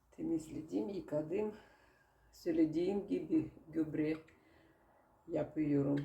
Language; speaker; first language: Turkish; non-native, learner; Russian